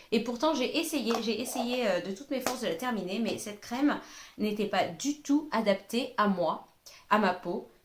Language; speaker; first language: French; native; French